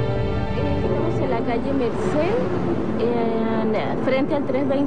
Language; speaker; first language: Spanish; native; Spanish